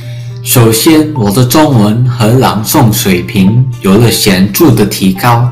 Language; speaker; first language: Chinese; early bilingual, heritage; English